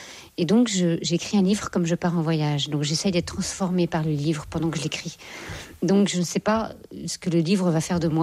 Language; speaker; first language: French; native; French